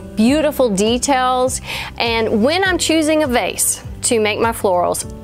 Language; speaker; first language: English; native; English